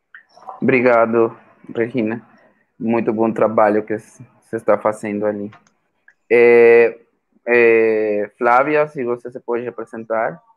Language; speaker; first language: Portuguese; non-native, fluent; Spanish